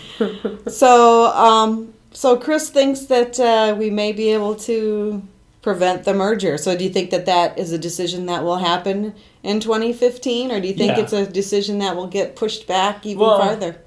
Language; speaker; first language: English; native; English